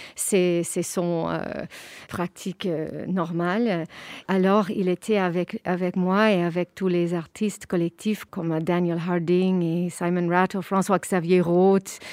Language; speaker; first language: French; non-native, fluent; English